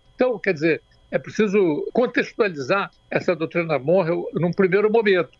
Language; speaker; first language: Portuguese; native; Portuguese